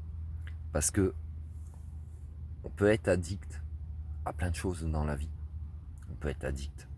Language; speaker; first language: French; native; French